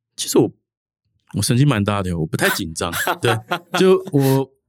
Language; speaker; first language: Chinese; native; Chinese